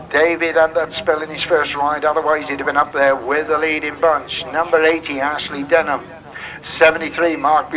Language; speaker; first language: English; native; English